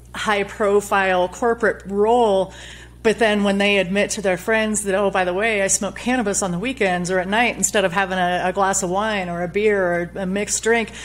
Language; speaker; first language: English; native; English